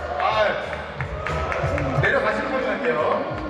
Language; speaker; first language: Korean; native; Korean